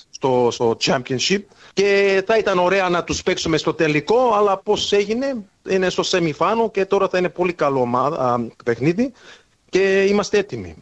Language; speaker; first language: Greek; early bilingual, heritage; Greek